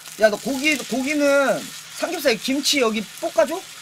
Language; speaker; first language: Korean; native; Korean